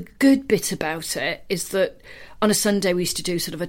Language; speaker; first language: English; native; English